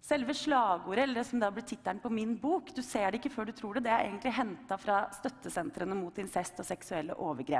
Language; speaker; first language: Norwegian; native; Norwegian